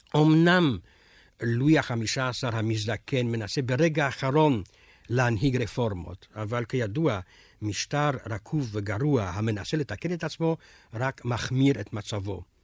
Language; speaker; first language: Hebrew; non-native, fluent; Romanian